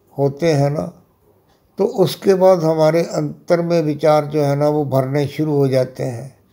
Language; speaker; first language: Hindi; non-native, local second language; Punjabi